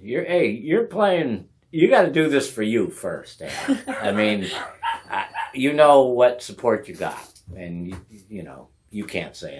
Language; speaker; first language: English; native; English